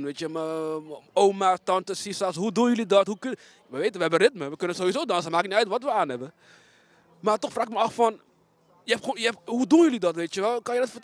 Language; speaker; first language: Dutch; native; Dutch